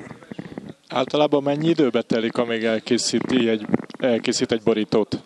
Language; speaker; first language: Hungarian; native; Hungarian